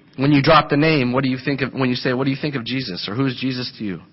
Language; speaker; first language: English; native; English